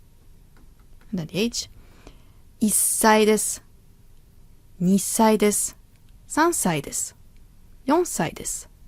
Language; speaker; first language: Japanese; non-native, fluent; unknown